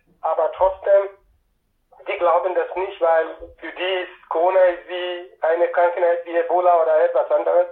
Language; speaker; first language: German; non-native, fluent; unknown